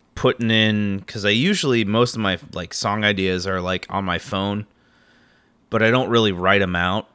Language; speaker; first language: English; native; English